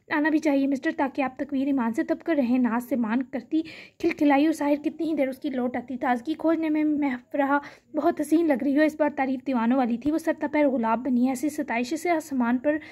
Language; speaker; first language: Urdu; native; Urdu